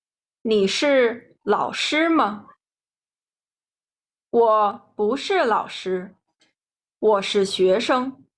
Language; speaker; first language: Chinese; non-native, fluent; Nepali